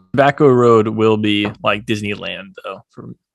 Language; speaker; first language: English; native; English